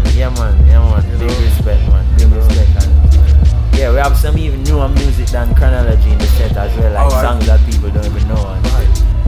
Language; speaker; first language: English; non-native, fluent; Italian